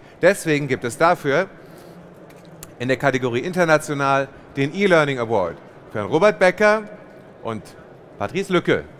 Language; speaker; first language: German; native; German